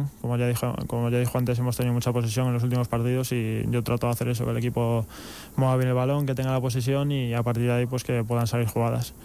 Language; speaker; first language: Spanish; native; Spanish